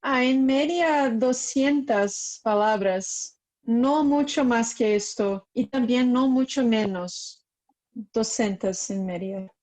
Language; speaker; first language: Spanish; non-native, learner; Portuguese